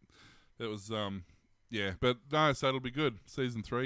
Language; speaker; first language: English; native; English